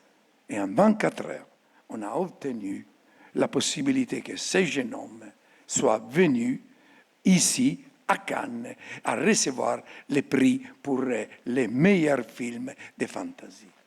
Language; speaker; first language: French; non-native, fluent; Italian